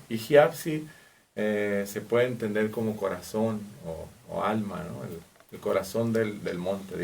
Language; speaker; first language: Spanish; native; Spanish